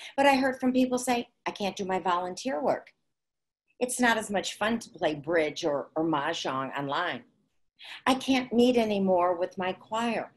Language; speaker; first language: English; native; English